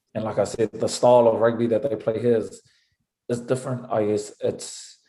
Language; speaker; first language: English; native; English